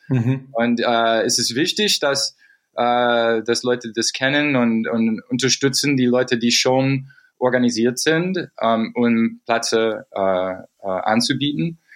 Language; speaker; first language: German; non-native, fluent; English